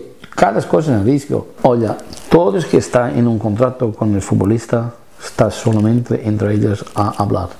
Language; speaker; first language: Spanish; non-native, fluent; Italian